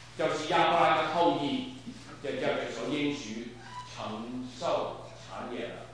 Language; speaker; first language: Chinese; non-native, local second language; Cantonese